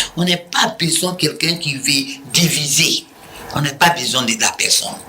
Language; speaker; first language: French; non-native, local second language; Mandingo